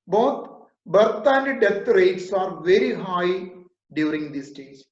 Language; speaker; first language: English; non-native, local second language; Malayalam